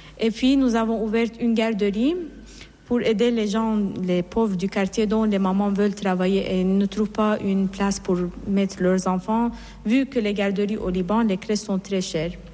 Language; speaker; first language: French; non-native, fluent; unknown